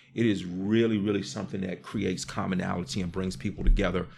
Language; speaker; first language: English; native; English